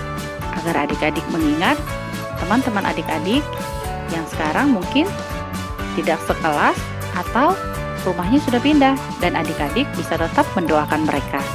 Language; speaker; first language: Indonesian; native; Indonesian